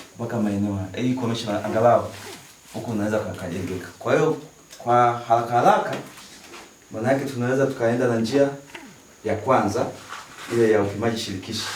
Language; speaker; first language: Swahili; native; Swahili